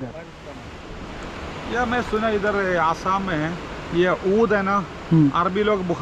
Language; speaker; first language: Hindi; non-native, local second language; Malayalam